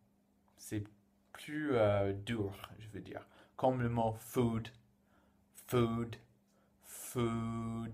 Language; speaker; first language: French; non-native, fluent; English